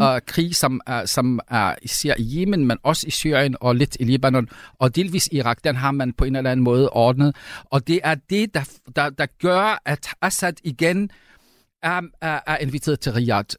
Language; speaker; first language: Danish; non-native, fluent; Arabic